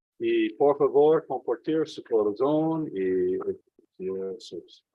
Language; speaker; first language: Spanish; non-native, learner; English